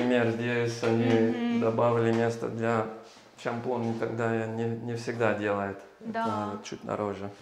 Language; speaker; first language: Russian; non-native, learner; English